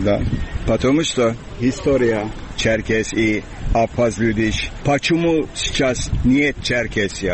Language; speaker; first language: Russian; non-native, learner; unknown